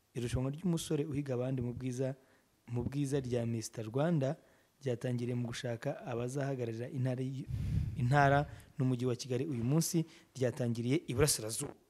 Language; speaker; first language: Kinyarwanda; native; Kinyarwanda